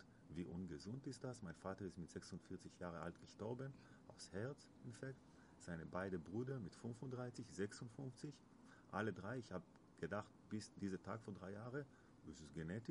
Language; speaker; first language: German; non-native, learner; Hebrew